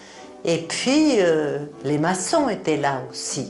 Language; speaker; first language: French; native; French